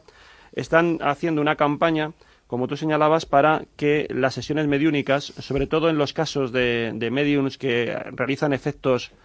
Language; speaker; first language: Spanish; native; Spanish